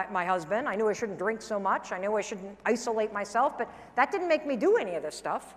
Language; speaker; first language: English; native; English